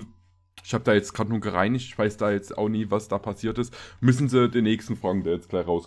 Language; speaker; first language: German; native; German